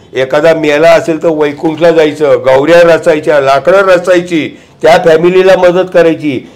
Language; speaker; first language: Marathi; non-native, local second language; Gujarati